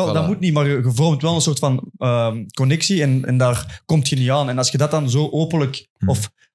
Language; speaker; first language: Dutch; native; Dutch